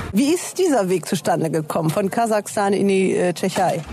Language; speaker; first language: German; native; German